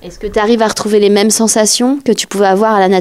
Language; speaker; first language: French; native; French